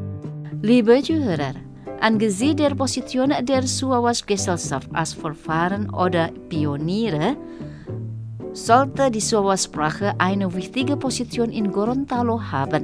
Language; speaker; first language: German; non-native, fluent; Indonesian